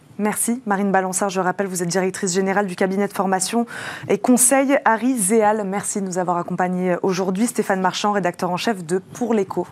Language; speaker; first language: French; native; French